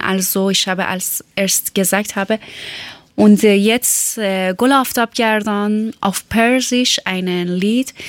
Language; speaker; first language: German; non-native, learner; Persian